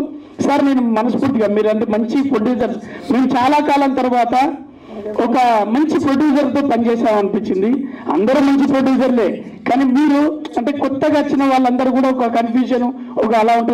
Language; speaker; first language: Telugu; native; Telugu